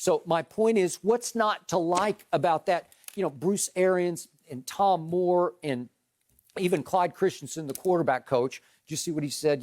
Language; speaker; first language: English; native; English